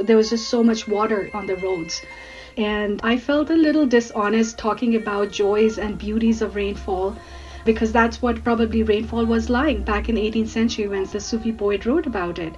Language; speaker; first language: English; non-native, local second language; Urdu